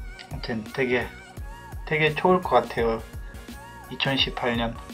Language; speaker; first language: Korean; non-native, fluent; Polish